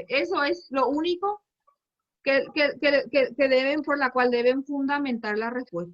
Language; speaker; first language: Spanish; native; Spanish